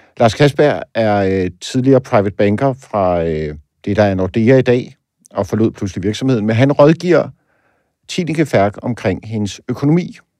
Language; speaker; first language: Danish; native; Danish